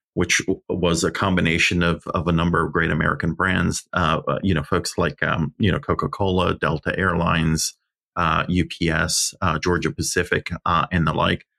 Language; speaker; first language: English; early bilingual, other home language; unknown